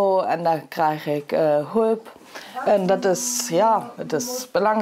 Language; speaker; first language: Dutch; non-native, learner; German